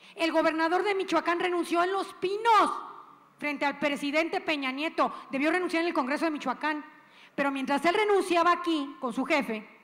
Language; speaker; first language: Spanish; native; Spanish